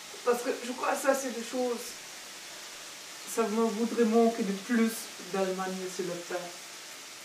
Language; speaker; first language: French; non-native, fluent; German